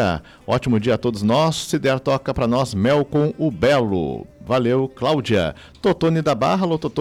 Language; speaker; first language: Portuguese; native; Portuguese